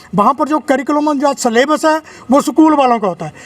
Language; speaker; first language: Hindi; non-native, local second language; Punjabi